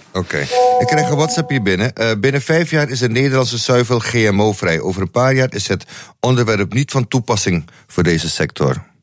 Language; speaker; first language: Dutch; native; Dutch